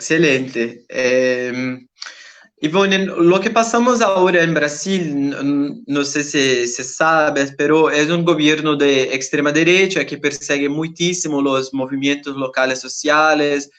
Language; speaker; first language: Spanish; non-native, learner; Portuguese